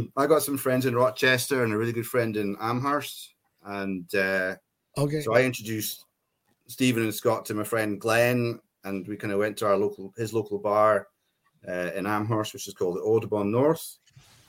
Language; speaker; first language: English; native; English